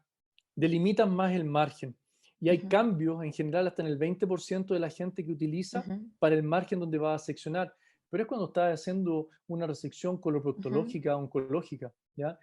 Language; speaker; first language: Spanish; native; Spanish